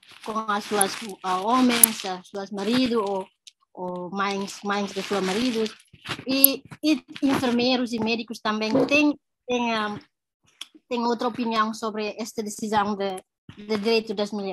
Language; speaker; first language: Portuguese; non-native, learner; Tetum